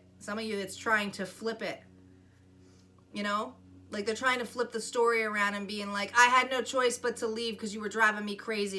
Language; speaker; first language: English; native; English